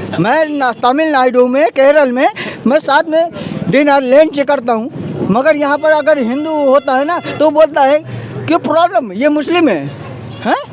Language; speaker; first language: Hindi; non-native, local second language; Malayalam